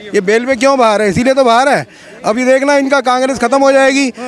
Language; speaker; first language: Hindi; native; Hindi